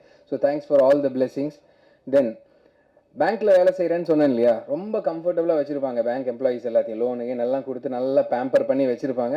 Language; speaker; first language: Tamil; native; Tamil